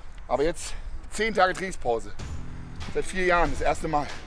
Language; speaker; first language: German; native; German